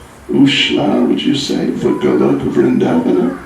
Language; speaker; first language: Russian; non-native, learner; English